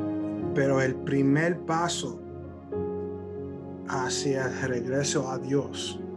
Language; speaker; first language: Spanish; early bilingual, heritage; Spanish